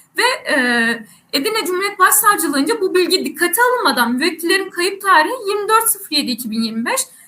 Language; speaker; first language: Turkish; native; Turkish